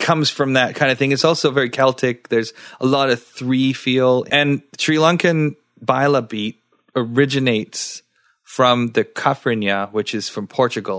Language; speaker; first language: English; early bilingual, other home language; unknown